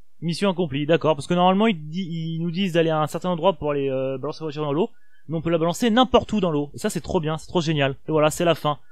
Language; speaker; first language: French; native; French